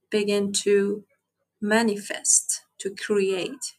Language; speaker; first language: English; non-native, fluent; Persian